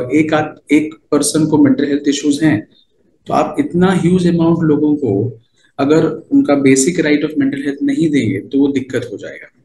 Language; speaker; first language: Hindi; native; Hindi